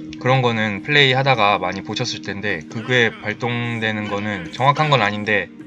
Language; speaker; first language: Korean; native; Korean